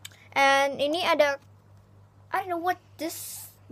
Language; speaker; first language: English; non-native, learner; Indonesian